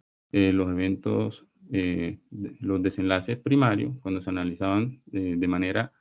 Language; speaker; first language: Spanish; native; Spanish